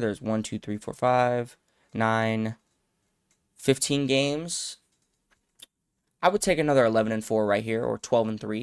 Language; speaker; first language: English; native; English